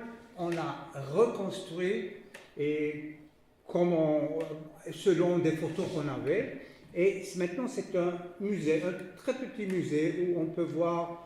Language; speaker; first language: French; non-native, fluent; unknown